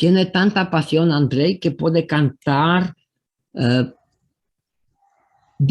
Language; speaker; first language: Spanish; non-native, fluent; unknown